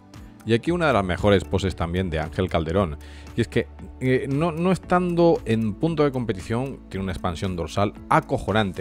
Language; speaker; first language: Spanish; native; Spanish